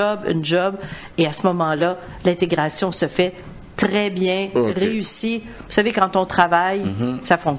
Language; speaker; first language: French; native; French